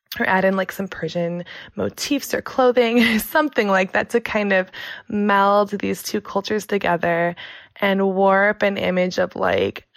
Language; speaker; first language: English; native; English